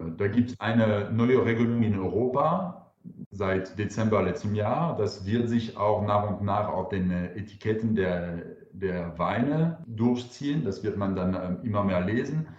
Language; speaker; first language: German; non-native, fluent; French